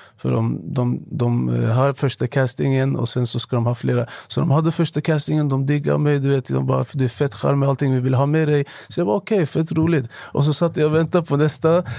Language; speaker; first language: Swedish; non-native, fluent; Arabic